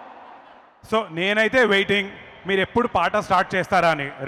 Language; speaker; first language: Telugu; native; Telugu